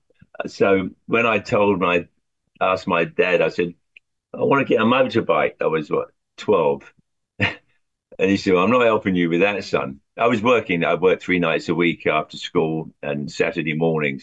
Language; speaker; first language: English; native; English